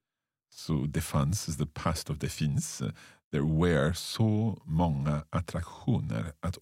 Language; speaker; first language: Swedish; non-native, learner; English